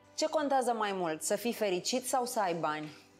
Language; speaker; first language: Romanian; native; Romanian